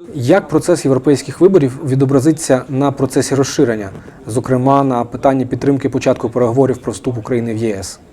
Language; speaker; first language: Ukrainian; native; Ukrainian